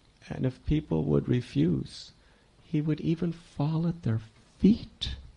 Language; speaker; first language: English; native; English